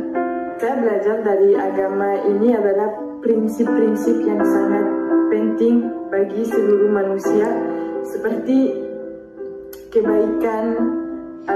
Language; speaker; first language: Indonesian; non-native, fluent; French